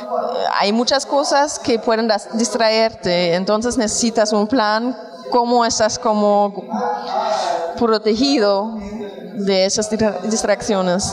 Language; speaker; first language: Spanish; non-native, fluent; German